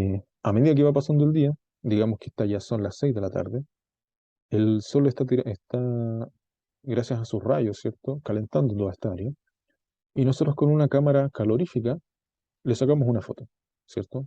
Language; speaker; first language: Spanish; native; Spanish